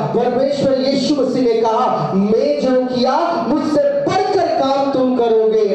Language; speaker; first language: Hindi; non-native, local second language; Bangla